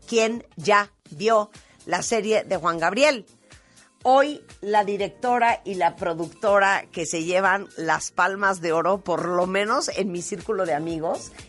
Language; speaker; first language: Spanish; native; Spanish